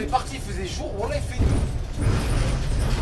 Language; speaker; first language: French; native; French